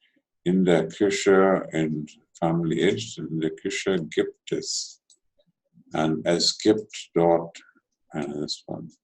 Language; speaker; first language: German; non-native, fluent; Telugu